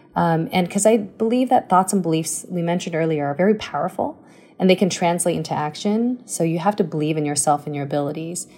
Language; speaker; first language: English; early bilingual, other home language; Chinese